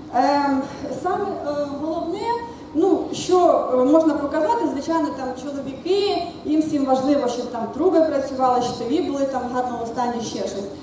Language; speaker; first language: Ukrainian; non-native, local second language; Russian